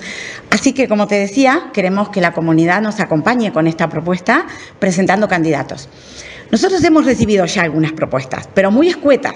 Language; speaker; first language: Spanish; native; Spanish